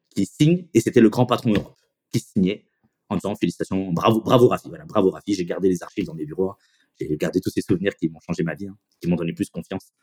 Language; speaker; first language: French; native; French